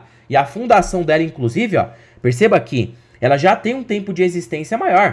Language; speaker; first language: Portuguese; native; Portuguese